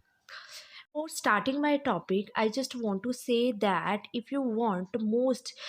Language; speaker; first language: English; non-native, local second language; Hindi